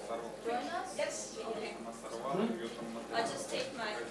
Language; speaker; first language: English; non-native, learner; Russian